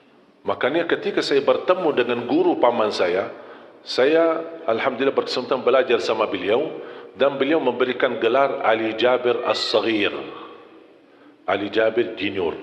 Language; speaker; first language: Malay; non-native, fluent; Arabic